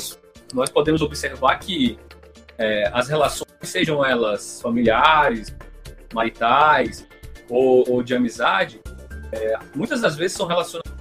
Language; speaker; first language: Portuguese; native; Portuguese